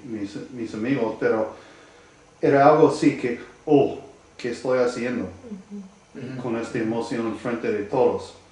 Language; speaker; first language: Spanish; non-native, learner; English